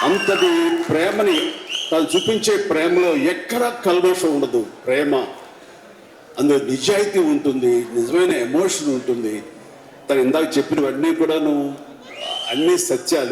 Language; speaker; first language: Telugu; native; Telugu